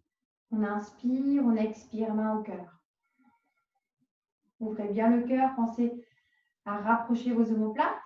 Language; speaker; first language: French; native; French